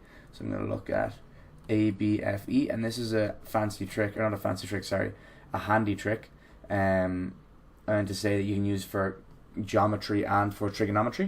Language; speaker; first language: English; native; English